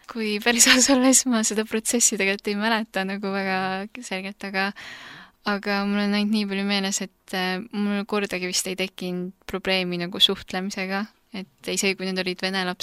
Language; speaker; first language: Estonian; early bilingual, other home language; Korean